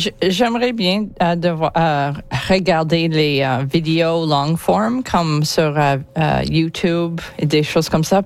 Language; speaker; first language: French; non-native, local second language; English